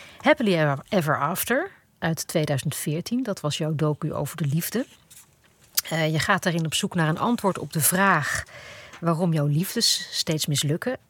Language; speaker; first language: Dutch; native; Dutch